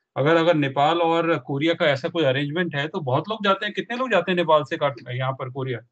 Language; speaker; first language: Hindi; non-native, local second language; Punjabi